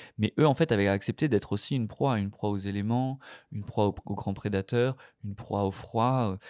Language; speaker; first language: French; native; French